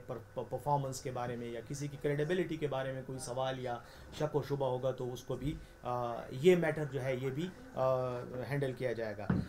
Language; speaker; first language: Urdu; non-native, local second language; Pashto